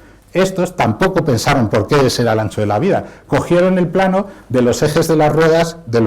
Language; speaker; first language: Spanish; native; Spanish